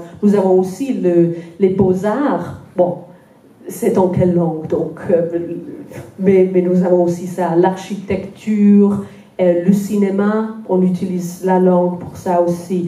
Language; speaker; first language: French; non-native, fluent; Welsh